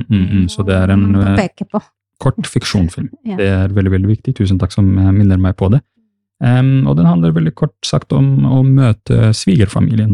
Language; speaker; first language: Norwegian; early bilingual, other home language; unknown